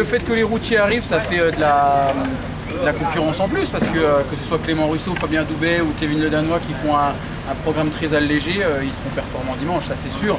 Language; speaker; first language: French; native; French